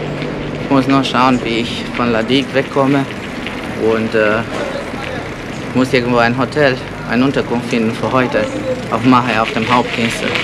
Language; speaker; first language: German; non-native, fluent; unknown